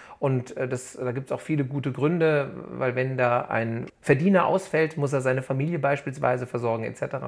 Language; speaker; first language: German; native; German